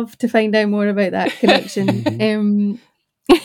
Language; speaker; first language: English; native; English